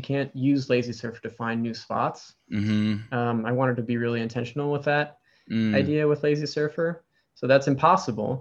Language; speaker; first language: English; native; English